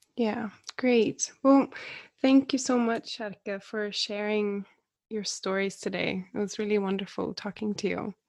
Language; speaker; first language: English; non-native, fluent; Swedish